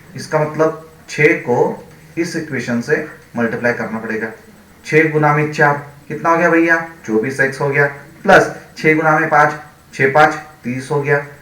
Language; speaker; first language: Hindi; non-native, local second language; Marathi